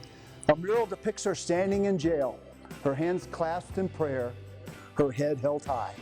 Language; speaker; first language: English; native; English